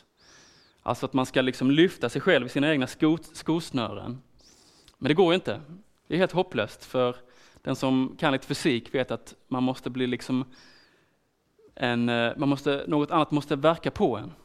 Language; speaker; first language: Swedish; native; Swedish